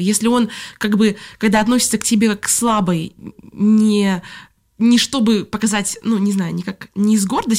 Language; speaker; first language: Russian; native; Russian